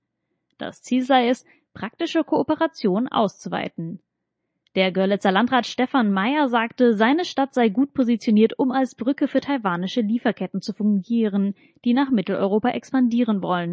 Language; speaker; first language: German; native; German